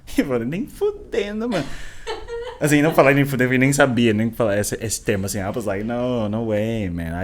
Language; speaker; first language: Portuguese; non-native, fluent; English